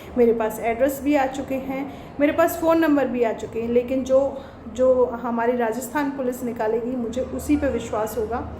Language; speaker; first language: Hindi; native; Hindi